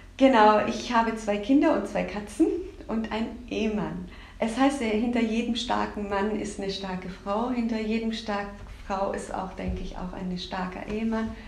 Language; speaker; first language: German; early bilingual, other home language; Turkish